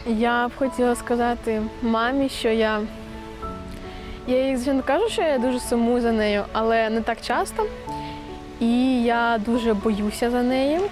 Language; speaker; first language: Ukrainian; native; Ukrainian